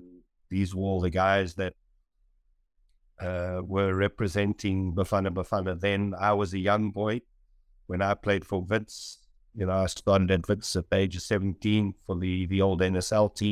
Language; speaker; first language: English; native; English